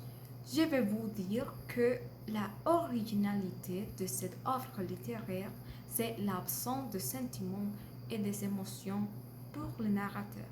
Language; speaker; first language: French; non-native, learner; Spanish